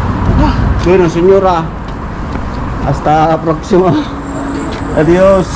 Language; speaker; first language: Spanish; non-native, learner; Filipino